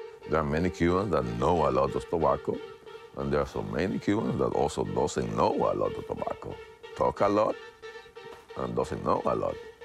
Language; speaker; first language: English; non-native, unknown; Spanish